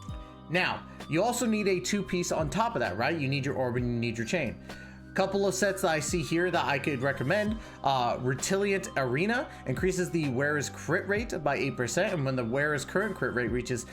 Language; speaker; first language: English; native; English